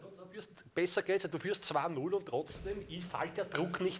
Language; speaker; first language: German; native; German